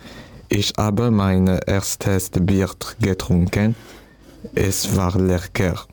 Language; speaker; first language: German; non-native, learner; French